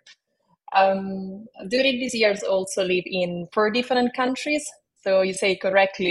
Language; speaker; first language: English; non-native, fluent; Italian